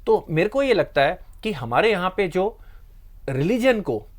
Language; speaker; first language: Hindi; non-native, local second language; Punjabi